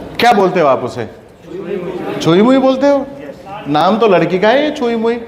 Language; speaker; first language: Hindi; non-native, local second language; Kannada